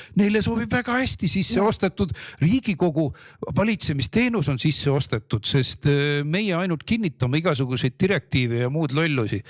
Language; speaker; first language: Estonian; native; Estonian